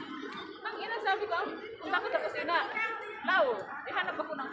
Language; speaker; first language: Filipino; non-native, local second language; Cebuano